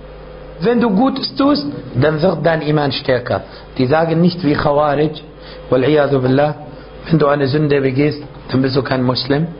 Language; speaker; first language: German; non-native, fluent; Arabic